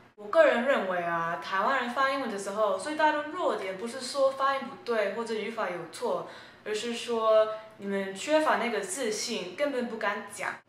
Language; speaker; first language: Chinese; early bilingual, heritage; Chinese